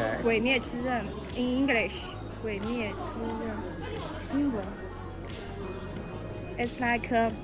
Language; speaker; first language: English; non-native, learner; Chinese